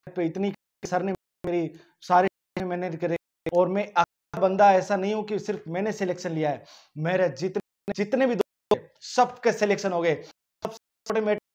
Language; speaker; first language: Hindi; native; Hindi